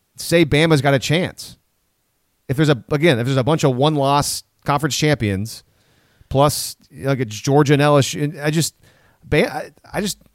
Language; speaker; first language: English; native; English